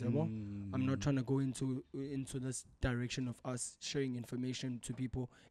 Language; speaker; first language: English; non-native, local second language; Zulu